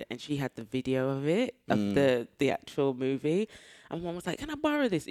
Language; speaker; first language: English; native; English